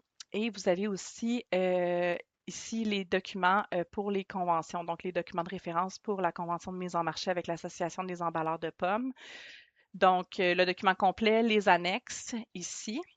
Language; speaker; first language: French; native; French